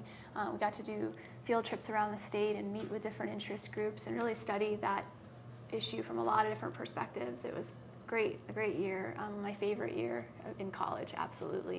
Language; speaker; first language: English; native; English